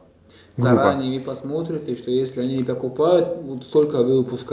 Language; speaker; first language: Russian; non-native, local second language; Tajik